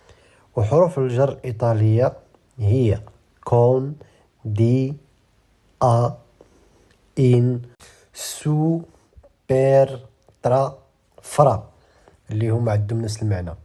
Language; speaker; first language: Arabic; native; Arabic